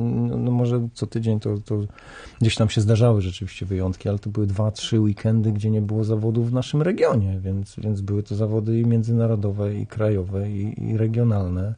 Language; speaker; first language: Polish; native; Polish